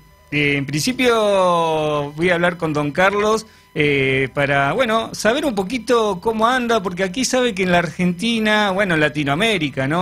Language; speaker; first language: Spanish; native; Spanish